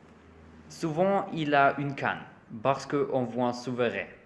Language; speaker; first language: French; non-native, learner; German